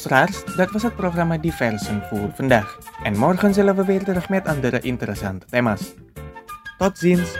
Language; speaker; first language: Dutch; non-native, fluent; Indonesian